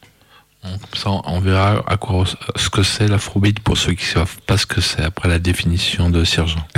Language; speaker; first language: French; native; French